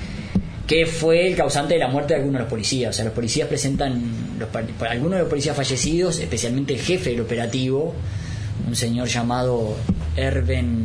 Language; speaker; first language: Spanish; native; Spanish